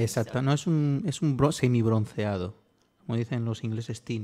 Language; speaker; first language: Spanish; native; Spanish